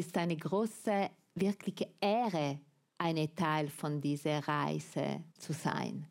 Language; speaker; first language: German; non-native, fluent; Italian